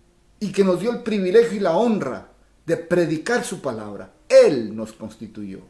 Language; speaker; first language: Spanish; native; Spanish